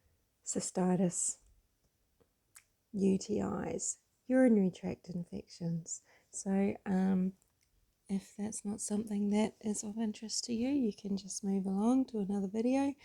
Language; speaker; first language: English; native; English